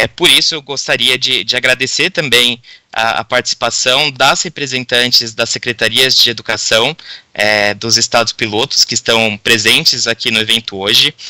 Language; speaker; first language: Portuguese; native; Portuguese